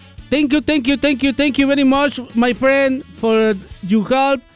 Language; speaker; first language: English; non-native, learner; Spanish